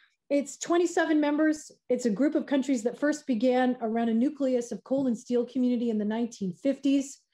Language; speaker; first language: English; native; English